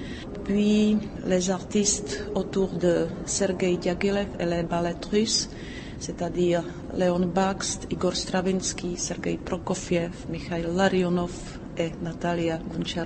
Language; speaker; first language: French; non-native, fluent; Czech